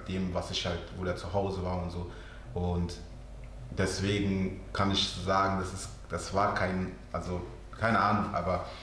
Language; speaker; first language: German; early bilingual, other home language; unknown